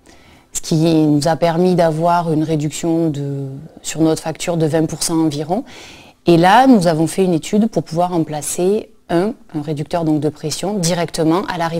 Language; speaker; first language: French; native; French